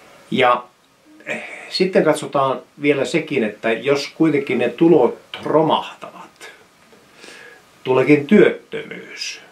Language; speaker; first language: Finnish; native; Finnish